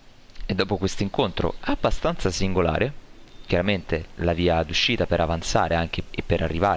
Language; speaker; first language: Italian; native; Italian